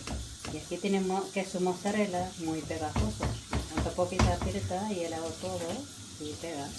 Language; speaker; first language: Spanish; non-native, learner; Malayalam